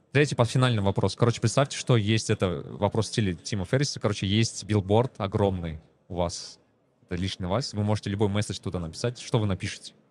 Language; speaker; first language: Russian; non-native, local second language; Kazakh